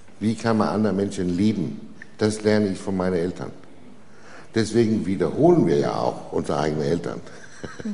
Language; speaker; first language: German; non-native, fluent; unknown